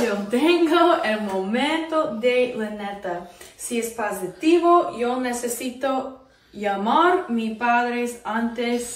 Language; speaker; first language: Spanish; non-native, learner; English